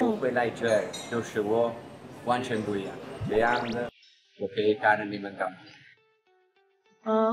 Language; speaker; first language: Chinese; non-native, learner; Italian